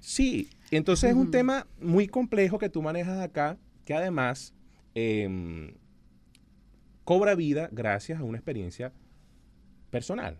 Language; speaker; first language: Spanish; native; Spanish